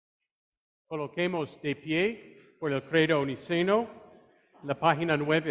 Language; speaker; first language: Spanish; non-native, fluent; English